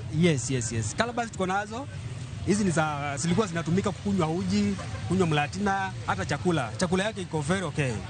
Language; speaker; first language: Swahili; non-native, local second language; Kamba